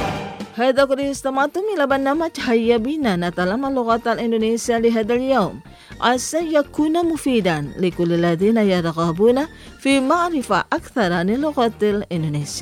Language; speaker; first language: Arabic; non-native, fluent; Indonesian